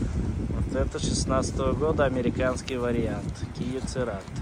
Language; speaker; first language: Russian; non-native, local second language; Uzbek